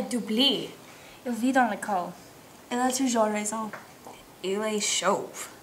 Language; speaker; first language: French; non-native, learner; English